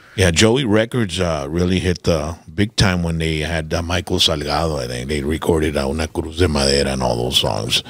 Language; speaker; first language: English; early bilingual, other home language; Spanish